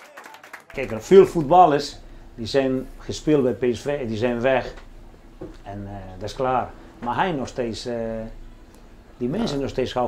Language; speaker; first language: Dutch; non-native, learner; Spanish